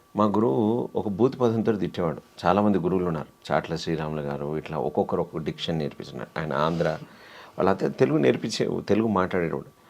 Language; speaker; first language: Telugu; native; Telugu